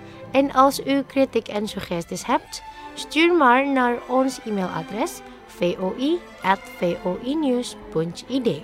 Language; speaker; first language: Dutch; non-native, fluent; Indonesian